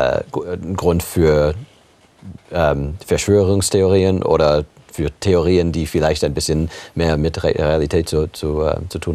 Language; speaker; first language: German; non-native, fluent; English